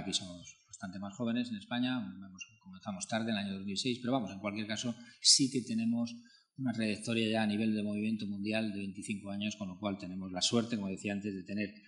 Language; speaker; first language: Spanish; native; Spanish